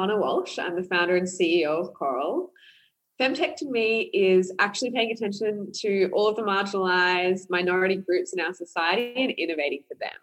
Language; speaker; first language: English; native; English